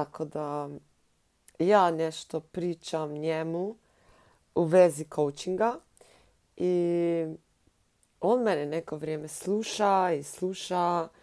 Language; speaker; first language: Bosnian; non-native, learner; Slovenian